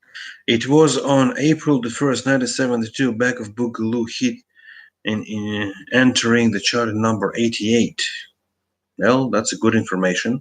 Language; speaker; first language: English; non-native, fluent; Russian